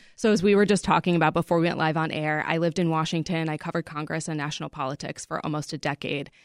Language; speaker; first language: English; native; English